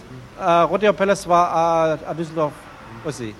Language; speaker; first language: French; non-native, learner; German